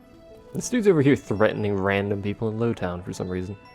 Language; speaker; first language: English; native; English